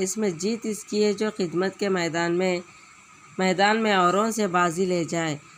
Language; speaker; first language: Urdu; native; Urdu